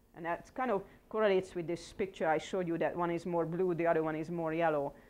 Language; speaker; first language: English; non-native, fluent; Hungarian